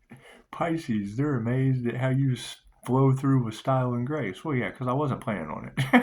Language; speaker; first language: English; native; English